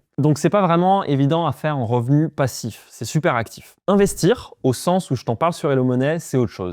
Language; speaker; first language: French; native; French